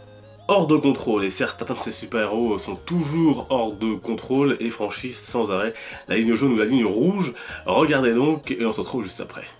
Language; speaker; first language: French; native; French